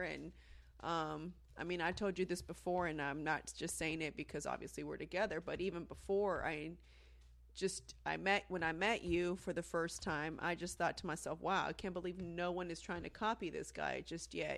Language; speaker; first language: English; early bilingual, other home language; Spanish